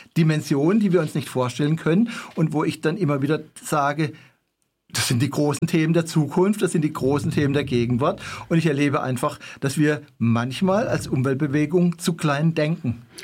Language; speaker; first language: German; native; German